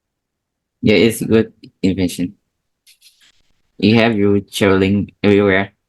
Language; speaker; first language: English; non-native, learner; Vietnamese